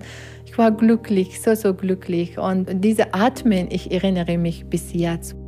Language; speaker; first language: German; non-native, learner; Persian